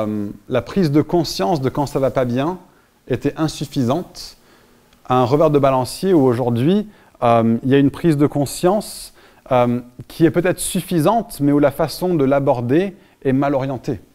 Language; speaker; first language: French; native; French